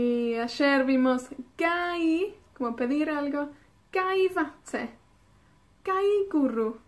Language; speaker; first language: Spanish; non-native, fluent; Welsh